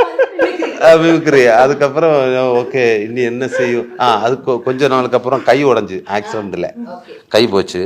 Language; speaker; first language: Tamil; non-native, learner; Malayalam